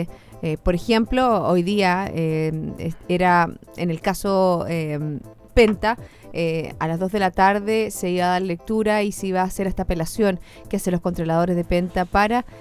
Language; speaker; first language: Spanish; native; Spanish